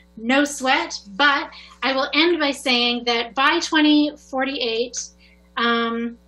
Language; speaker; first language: English; native; English